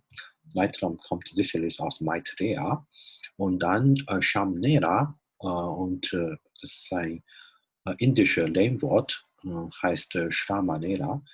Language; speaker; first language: German; non-native, fluent; Chinese